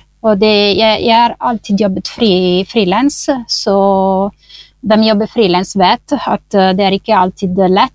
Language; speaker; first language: Norwegian; non-native, fluent; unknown